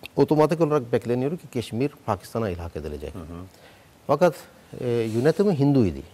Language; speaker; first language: Turkish; non-native, fluent; Urdu